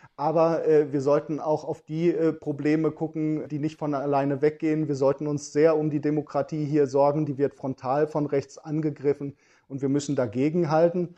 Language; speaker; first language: German; native; German